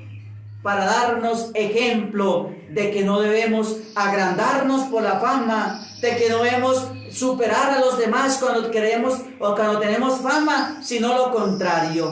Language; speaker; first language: Spanish; native; Spanish